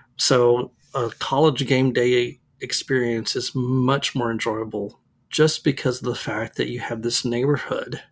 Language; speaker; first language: English; native; English